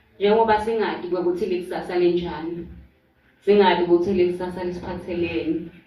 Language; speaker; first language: Zulu; non-native, local second language; Swati